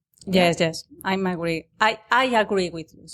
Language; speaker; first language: English; non-native, learner; Spanish